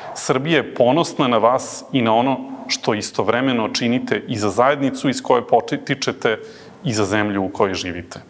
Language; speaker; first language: Serbian; native; Serbian